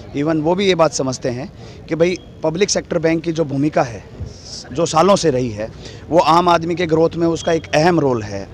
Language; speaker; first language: Hindi; native; Hindi